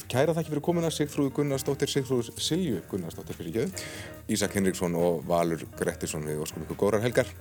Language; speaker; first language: Icelandic; native; Icelandic